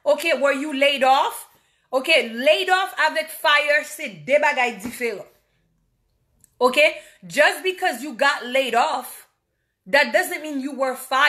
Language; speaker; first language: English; non-native, fluent; Haitian Creole